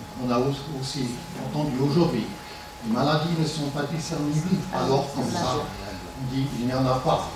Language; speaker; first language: French; non-native, local second language; German